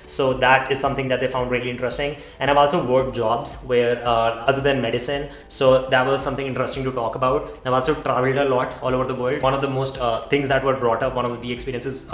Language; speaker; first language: English; non-native, local second language; Hindi